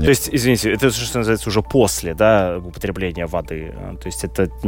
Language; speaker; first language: Russian; native; Russian